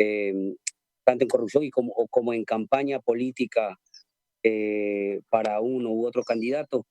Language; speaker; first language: Spanish; native; Spanish